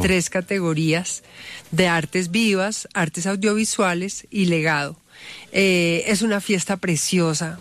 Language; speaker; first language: Spanish; native; Spanish